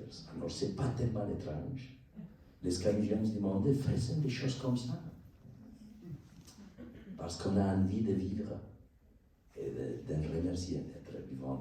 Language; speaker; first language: French; non-native, learner; Spanish